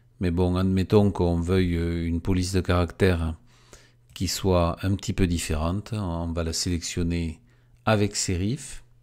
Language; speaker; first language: French; native; French